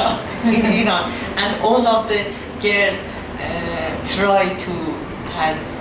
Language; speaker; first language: English; non-native, learner; Persian